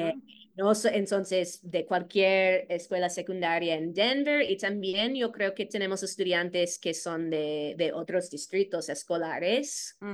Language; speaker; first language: Spanish; non-native, fluent; English